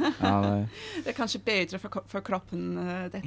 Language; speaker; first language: Swedish; non-native, fluent; English